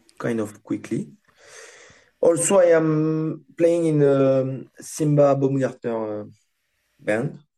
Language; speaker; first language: English; non-native, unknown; French